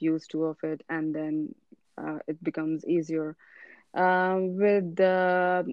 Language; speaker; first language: English; non-native, local second language; Urdu